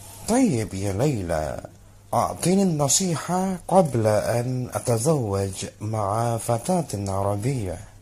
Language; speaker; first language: Arabic; non-native, learner; Indonesian